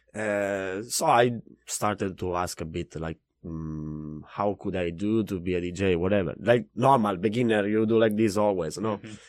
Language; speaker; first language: English; non-native, fluent; Italian